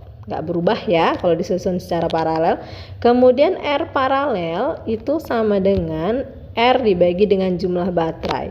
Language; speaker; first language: Indonesian; native; Indonesian